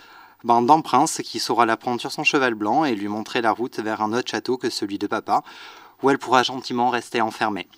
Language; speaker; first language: French; native; French